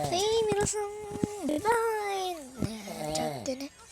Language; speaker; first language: Japanese; non-native, learner; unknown